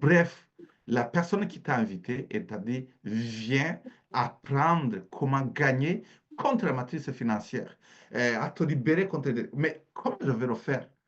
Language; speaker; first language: French; native; French